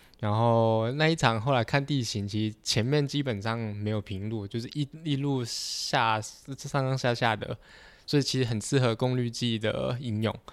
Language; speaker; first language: Chinese; non-native, local second language; Cantonese